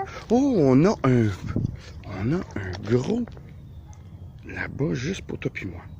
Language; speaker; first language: French; native; French